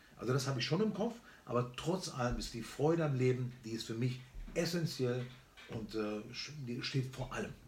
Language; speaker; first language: German; early bilingual, other home language; Spanish